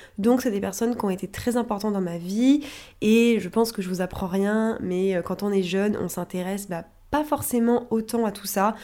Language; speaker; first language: French; native; French